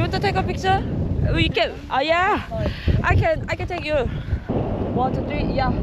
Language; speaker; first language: English; non-native, learner; Korean